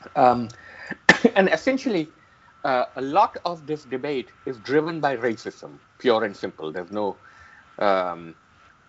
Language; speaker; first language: English; non-native, local second language; Gujarati